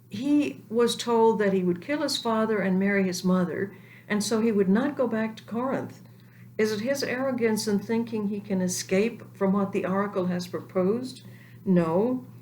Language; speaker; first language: English; native; English